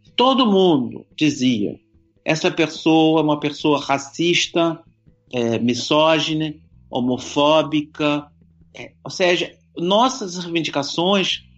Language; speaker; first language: Portuguese; non-native, fluent; English